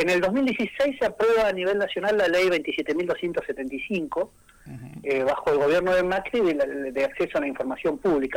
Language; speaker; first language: Spanish; native; Spanish